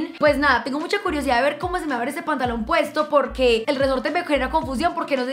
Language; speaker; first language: Spanish; native; Spanish